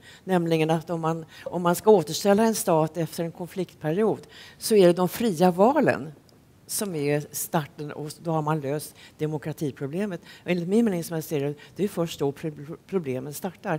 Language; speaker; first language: Swedish; native; Swedish